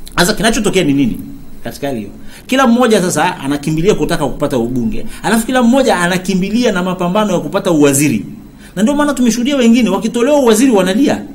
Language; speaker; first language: Swahili; native; Swahili